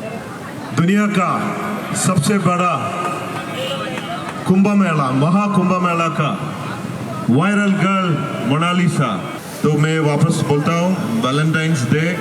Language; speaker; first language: Hindi; non-native, local second language; Malayalam